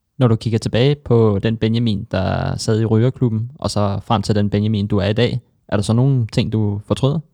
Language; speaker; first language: Danish; native; Danish